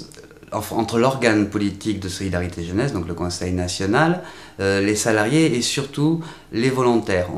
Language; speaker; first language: French; native; French